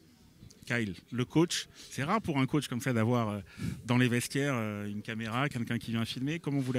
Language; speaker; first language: French; native; French